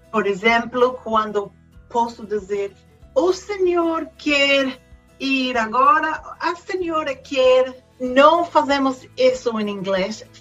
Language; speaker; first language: Portuguese; non-native, fluent; English